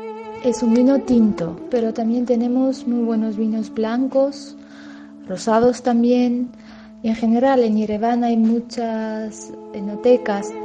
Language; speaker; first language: Spanish; non-native, fluent; Armenian